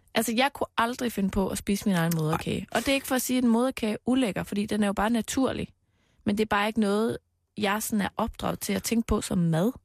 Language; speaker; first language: Danish; native; Danish